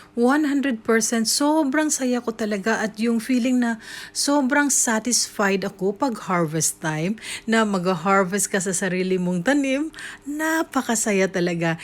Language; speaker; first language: Filipino; native; Filipino